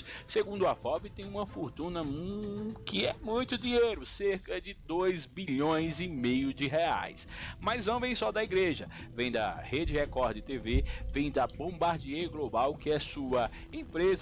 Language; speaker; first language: Portuguese; native; Portuguese